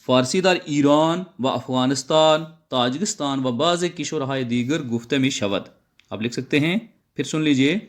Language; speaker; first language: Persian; non-native, fluent; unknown